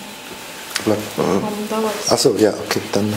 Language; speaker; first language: German; non-native, fluent; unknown